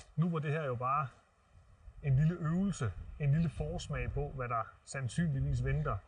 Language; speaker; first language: Danish; native; Danish